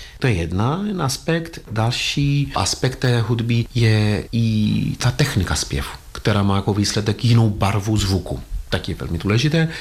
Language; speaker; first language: Czech; non-native, fluent; Greek